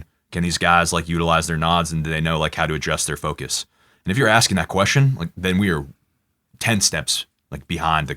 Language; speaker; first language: English; native; English